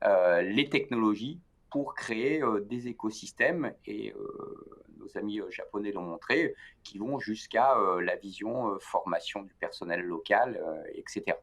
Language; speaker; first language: French; native; French